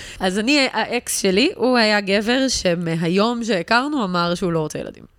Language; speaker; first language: Hebrew; native; Hebrew